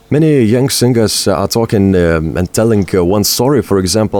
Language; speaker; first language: English; non-native, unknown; Lithuanian